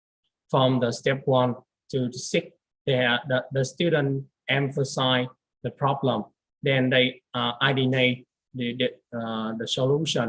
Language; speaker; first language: English; non-native, learner; Vietnamese